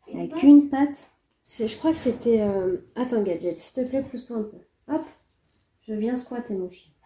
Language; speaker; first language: French; native; French